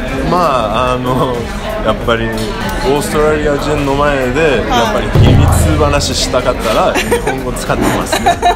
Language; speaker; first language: Japanese; non-native, fluent; English